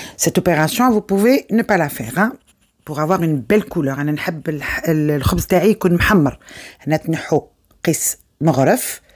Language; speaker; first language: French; non-native, local second language; Arabic